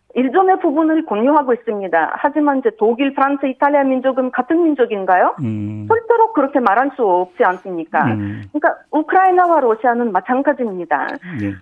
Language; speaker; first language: Korean; non-native, fluent; Ukrainian